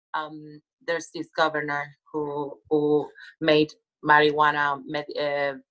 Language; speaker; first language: English; non-native, fluent; Spanish